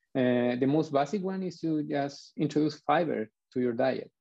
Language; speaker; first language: English; non-native, fluent; Spanish